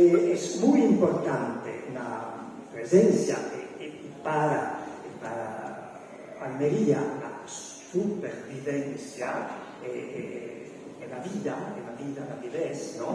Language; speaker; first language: Spanish; non-native, learner; Italian